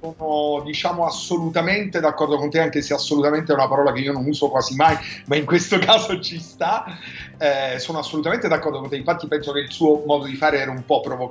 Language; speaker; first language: Italian; native; Italian